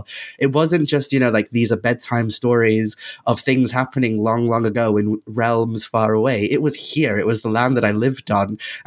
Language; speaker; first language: English; non-native, local second language; Welsh